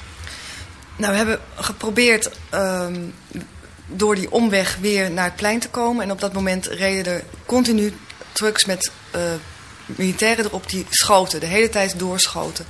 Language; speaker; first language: Dutch; native; Dutch